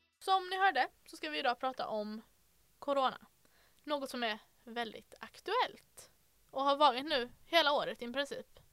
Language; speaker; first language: Swedish; native; Swedish